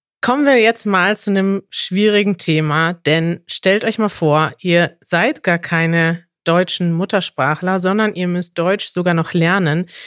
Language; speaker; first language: German; native; German